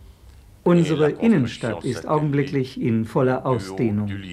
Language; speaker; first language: German; native; German